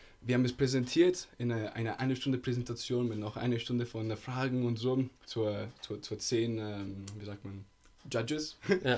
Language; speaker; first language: German; non-native, learner; Italian